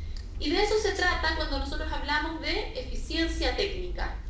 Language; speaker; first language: Spanish; native; Spanish